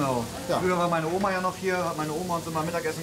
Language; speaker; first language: German; native; German